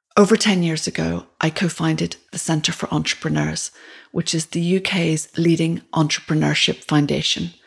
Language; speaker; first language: English; native; English